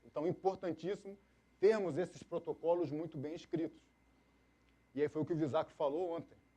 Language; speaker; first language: Portuguese; native; Portuguese